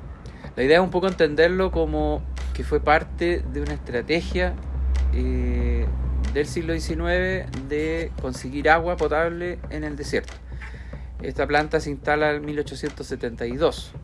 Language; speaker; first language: Spanish; native; Spanish